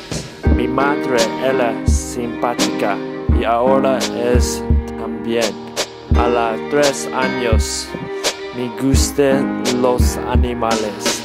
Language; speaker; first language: Spanish; non-native, learner; English